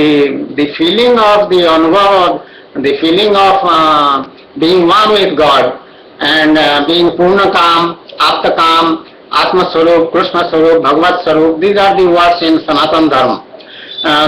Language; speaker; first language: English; non-native, local second language; Odia